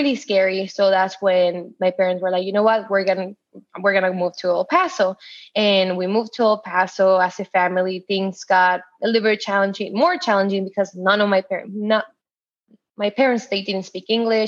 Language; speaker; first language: English; non-native, fluent; Spanish